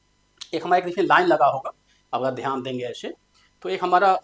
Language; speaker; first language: Hindi; native; Hindi